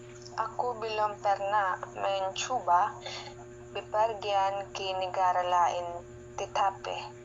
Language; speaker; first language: Indonesian; non-native, learner; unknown